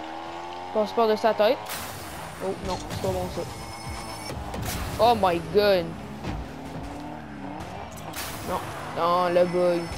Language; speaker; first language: French; native; French